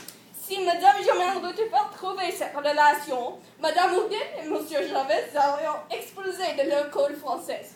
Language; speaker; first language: French; non-native, learner; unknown